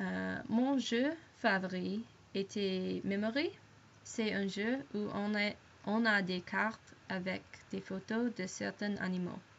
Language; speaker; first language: French; non-native, learner; English